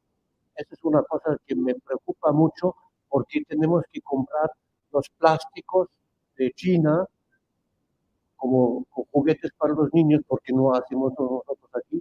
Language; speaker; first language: Spanish; non-native, fluent; German